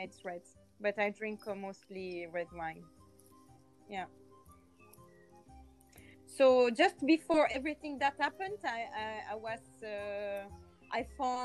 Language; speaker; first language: English; non-native, fluent; French